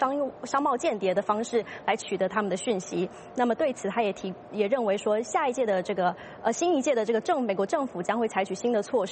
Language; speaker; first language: Chinese; native; Chinese